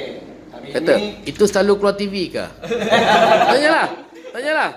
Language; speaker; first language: Malay; native; Malay